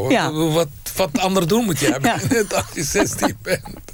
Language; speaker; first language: Dutch; non-native, fluent; Arabic